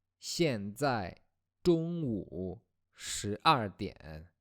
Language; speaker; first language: Chinese; non-native, fluent; Polish